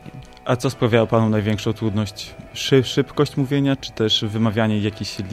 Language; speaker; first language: Polish; native; Polish